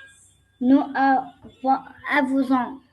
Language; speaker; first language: French; non-native, learner; Arabic